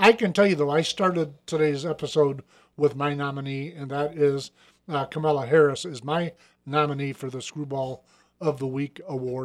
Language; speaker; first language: English; native; English